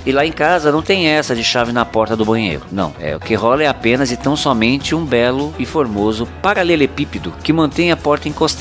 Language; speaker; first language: Portuguese; native; Portuguese